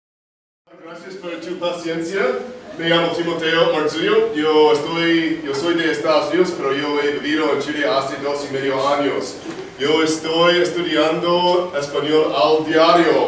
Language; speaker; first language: Spanish; non-native, learner; English